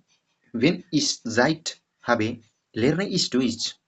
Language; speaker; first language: German; non-native, learner; Hindi